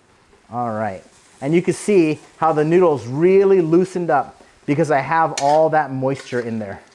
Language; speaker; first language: English; native; English